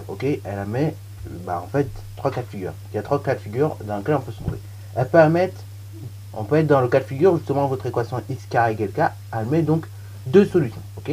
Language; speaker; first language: French; native; French